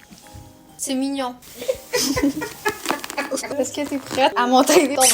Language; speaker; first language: French; native; French